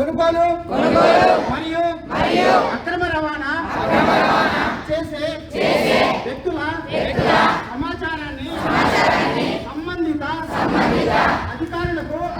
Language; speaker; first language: Telugu; native; Telugu